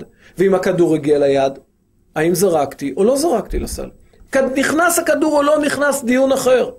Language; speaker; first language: Hebrew; native; Hebrew